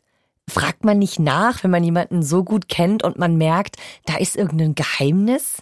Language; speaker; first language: German; native; German